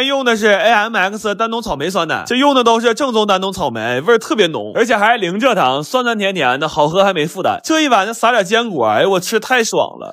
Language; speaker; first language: Chinese; native; Chinese